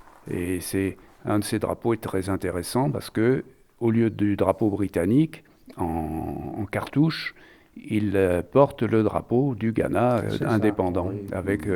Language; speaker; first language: French; native; French